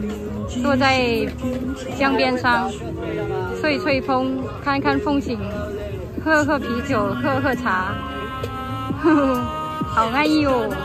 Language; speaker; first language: Chinese; non-native, fluent; Vietnamese